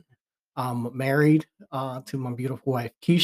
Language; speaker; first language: English; native; English